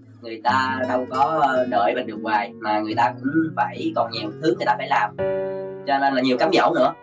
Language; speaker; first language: Vietnamese; native; Vietnamese